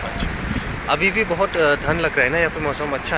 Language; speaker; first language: Hindi; non-native, local second language; Bangla